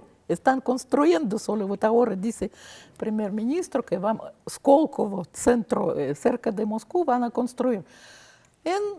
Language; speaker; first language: Spanish; non-native, fluent; Russian